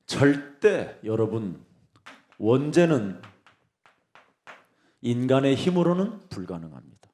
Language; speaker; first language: Korean; native; Korean